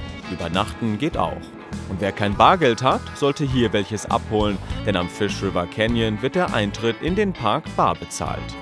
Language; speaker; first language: German; native; German